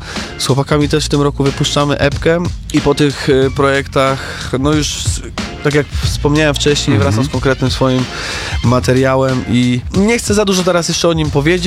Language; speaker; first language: Polish; native; Polish